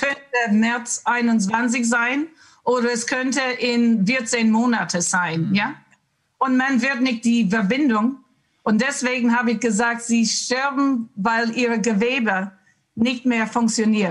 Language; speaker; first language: German; non-native, learner; English